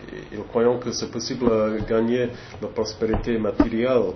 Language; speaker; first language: French; non-native, learner; English